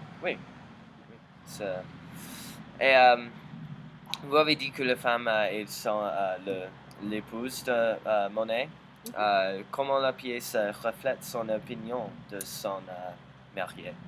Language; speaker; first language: French; non-native, learner; English